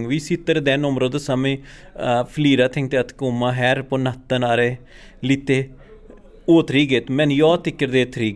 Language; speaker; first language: Swedish; non-native, learner; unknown